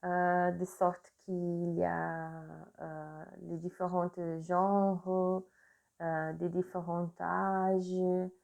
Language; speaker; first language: French; non-native, learner; Portuguese